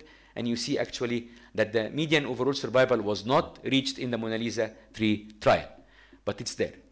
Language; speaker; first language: English; non-native, fluent; Arabic